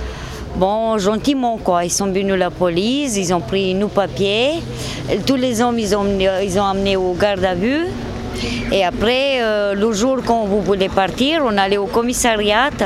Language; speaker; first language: French; non-native, learner; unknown